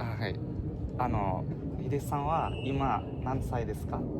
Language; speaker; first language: Japanese; non-native, learner; Indonesian